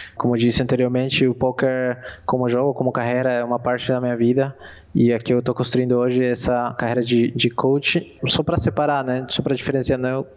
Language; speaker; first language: Portuguese; non-native, fluent; Spanish